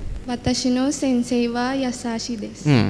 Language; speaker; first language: Japanese; non-native, learner; Sinhala